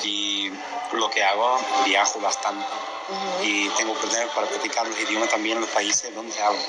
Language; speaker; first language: Spanish; non-native, fluent; English